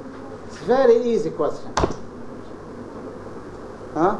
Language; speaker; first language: English; non-native, fluent; Arabic